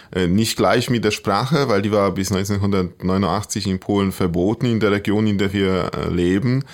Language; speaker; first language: German; non-native, fluent; Polish